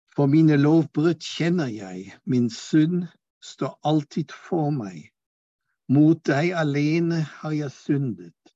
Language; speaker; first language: Norwegian; non-native, fluent; German